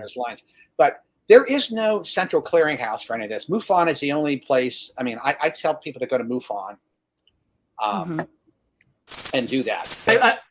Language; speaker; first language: English; native; English